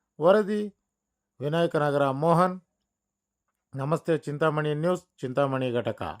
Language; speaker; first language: Kannada; native; Kannada